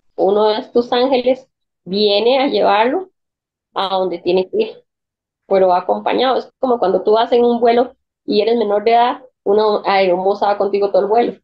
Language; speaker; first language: Spanish; native; Spanish